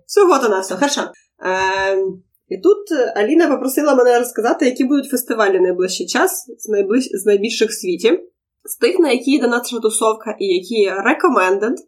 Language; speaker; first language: Ukrainian; non-native, local second language; Russian